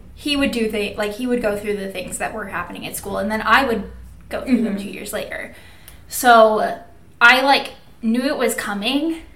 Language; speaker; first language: English; native; English